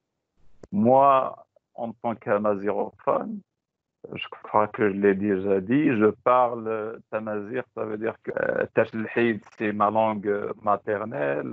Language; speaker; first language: French; non-native, local second language; Tachelhit